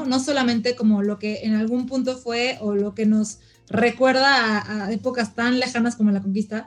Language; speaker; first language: Spanish; native; Spanish